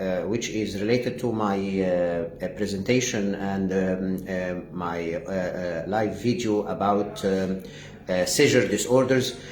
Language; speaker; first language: English; non-native, fluent; Arabic